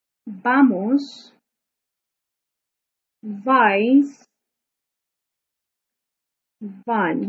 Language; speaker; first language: Spanish; non-native, fluent; English